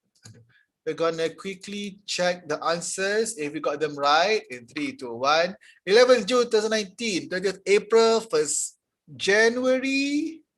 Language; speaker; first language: English; non-native, local second language; Malay